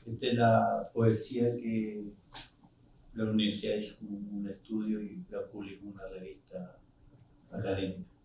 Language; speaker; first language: Spanish; non-native, local second language; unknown